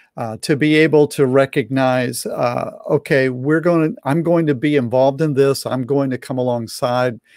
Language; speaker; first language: English; native; English